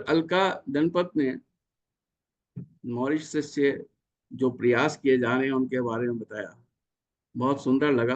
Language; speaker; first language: Hindi; native; Hindi